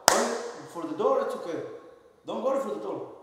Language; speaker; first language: English; non-native, learner; Spanish